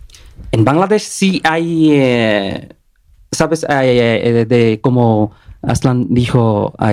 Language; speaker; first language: Spanish; non-native, learner; Bangla